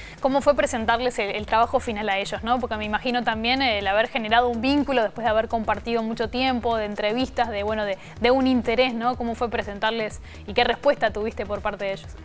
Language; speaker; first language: Spanish; native; Spanish